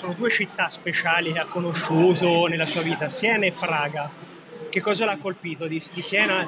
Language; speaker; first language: Italian; native; Italian